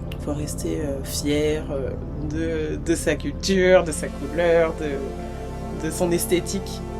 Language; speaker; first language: French; native; French